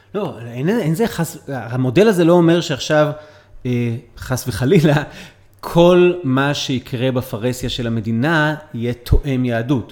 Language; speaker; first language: Hebrew; native; Hebrew